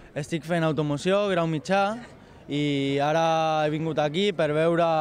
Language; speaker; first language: Catalan; non-native, local second language; Spanish